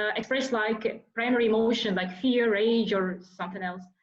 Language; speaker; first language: English; non-native, learner; Russian